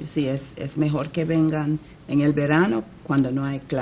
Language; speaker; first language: Spanish; non-native, fluent; English